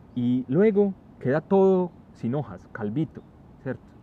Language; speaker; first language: Spanish; native; Spanish